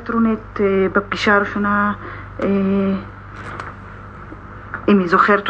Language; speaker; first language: Hebrew; non-native, local second language; Arabic